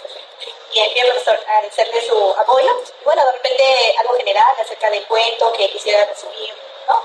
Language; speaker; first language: Spanish; native; Spanish